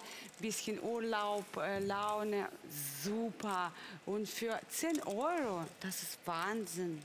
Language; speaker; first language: German; non-native, learner; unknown